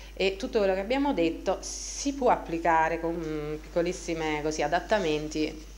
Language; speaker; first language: Italian; native; Italian